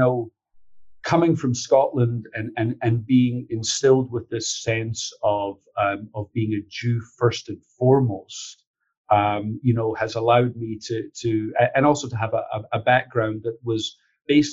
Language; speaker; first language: English; native; English